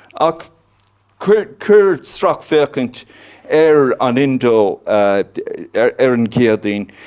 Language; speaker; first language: Irish; non-native, local second language; English